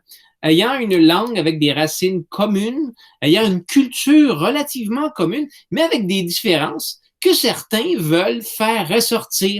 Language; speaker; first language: French; native; French